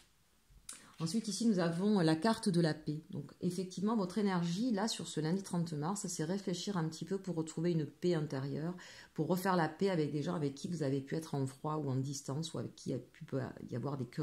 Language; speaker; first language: French; native; French